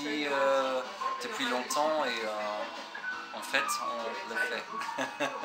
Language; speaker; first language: French; non-native, fluent; German